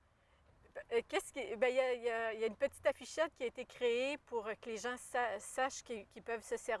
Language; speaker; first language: French; native; French